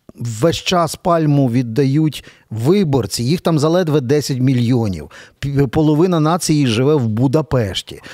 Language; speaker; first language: Ukrainian; native; Ukrainian